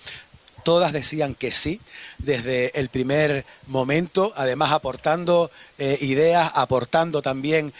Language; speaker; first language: Spanish; native; Spanish